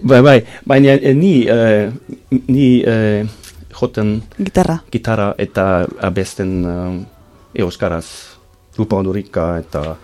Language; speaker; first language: Basque; non-native, learner; German